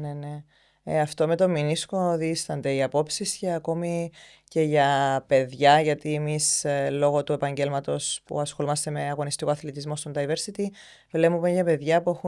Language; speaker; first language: Greek; native; Greek